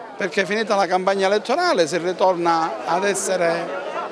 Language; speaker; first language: Italian; native; Italian